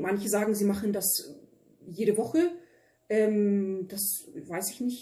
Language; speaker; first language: German; early bilingual, other home language; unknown